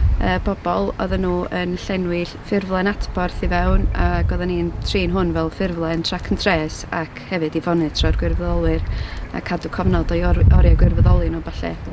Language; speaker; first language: Welsh; native; Welsh